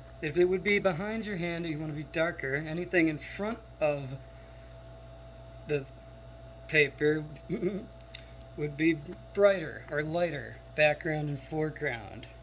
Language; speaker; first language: English; native; English